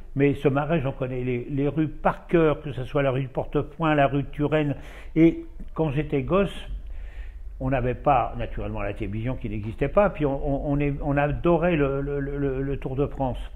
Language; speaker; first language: French; native; French